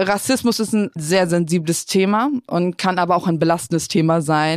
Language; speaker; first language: German; native; German